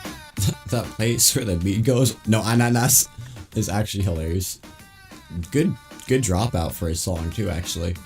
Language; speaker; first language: English; non-native, fluent; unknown